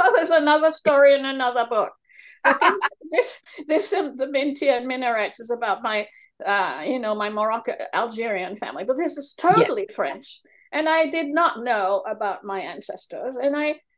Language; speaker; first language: English; non-native, fluent; French